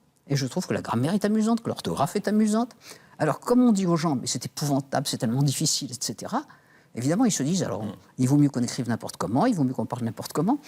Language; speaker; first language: French; native; French